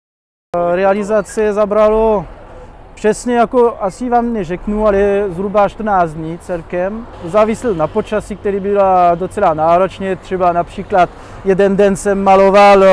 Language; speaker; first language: Czech; non-native, fluent; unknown